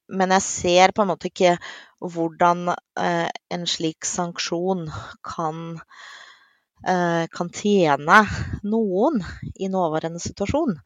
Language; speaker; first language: Norwegian; non-native, fluent; Russian